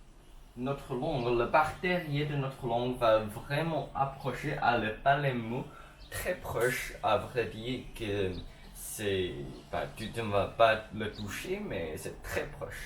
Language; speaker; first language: French; non-native, learner; English